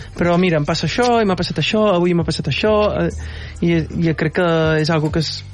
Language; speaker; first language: Catalan; native; Catalan